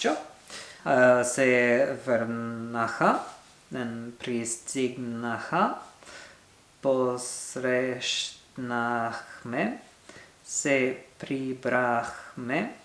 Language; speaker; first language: Bulgarian; non-native, learner; English